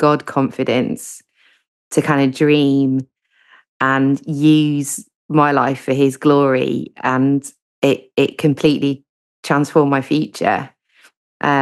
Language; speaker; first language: English; native; English